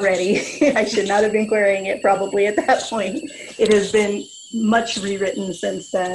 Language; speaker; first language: English; native; English